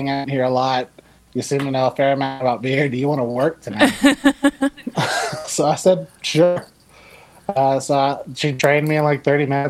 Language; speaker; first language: English; native; English